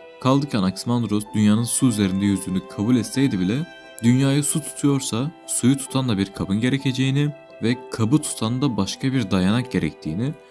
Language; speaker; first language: Turkish; native; Turkish